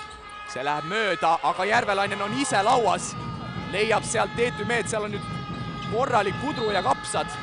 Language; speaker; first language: Estonian; native; Estonian